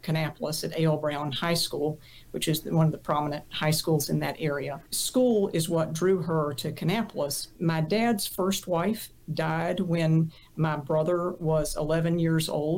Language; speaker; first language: English; native; English